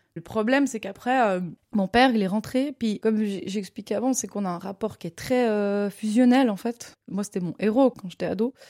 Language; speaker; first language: French; native; French